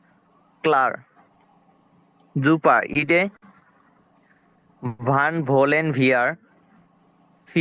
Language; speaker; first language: German; non-native, learner; Bangla